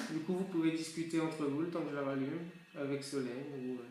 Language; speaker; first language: French; native; French